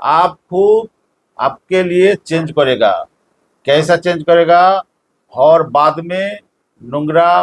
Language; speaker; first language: Hindi; non-native, local second language; Bangla